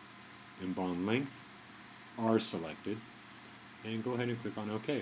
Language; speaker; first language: English; native; English